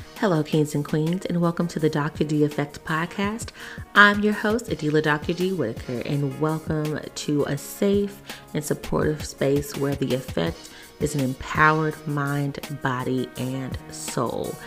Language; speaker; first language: English; native; English